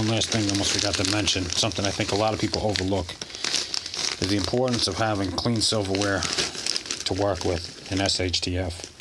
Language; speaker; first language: English; native; English